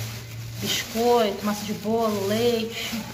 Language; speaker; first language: Portuguese; native; Portuguese